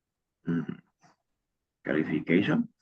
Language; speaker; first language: English; non-native, learner; Spanish